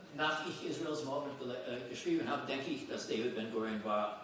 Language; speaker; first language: German; non-native, fluent; English